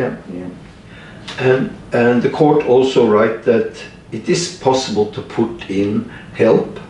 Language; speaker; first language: English; non-native, fluent; Norwegian